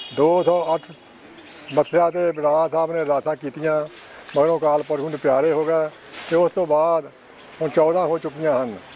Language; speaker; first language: Punjabi; native; Punjabi